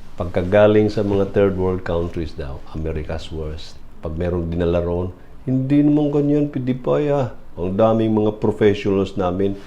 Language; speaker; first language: Filipino; non-native, local second language; Cebuano